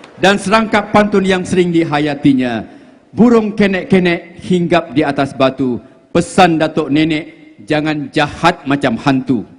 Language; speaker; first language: Malay; native; Malay